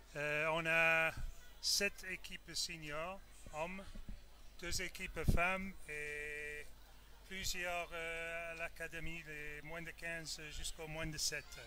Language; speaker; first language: French; non-native, fluent; English